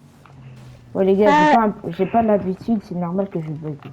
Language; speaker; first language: French; native; French